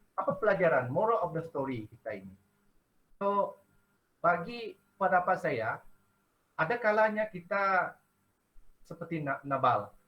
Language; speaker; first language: Malay; non-native, local second language; Iban